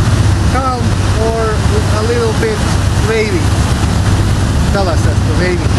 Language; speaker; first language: English; non-native, learner; Croatian